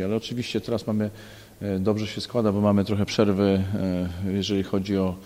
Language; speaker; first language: Polish; native; Polish